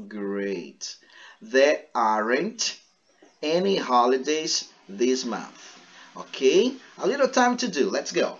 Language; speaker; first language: English; non-native, fluent; Portuguese